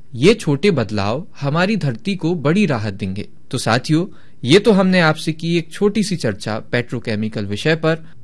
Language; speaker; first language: Hindi; native; Hindi